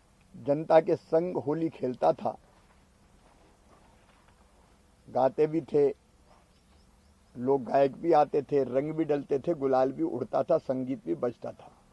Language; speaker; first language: Hindi; native; Hindi